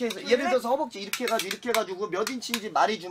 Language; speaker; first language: Korean; native; Korean